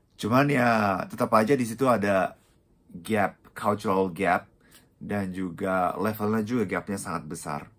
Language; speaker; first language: Indonesian; non-native, fluent; Japanese